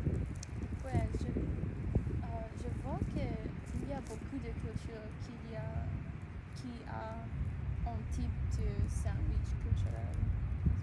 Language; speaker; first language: French; non-native, learner; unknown